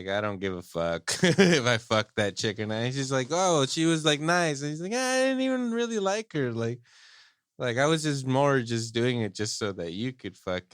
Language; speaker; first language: English; native; English